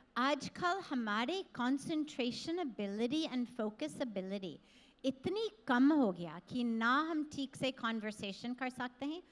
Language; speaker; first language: Hindi; non-native, fluent; English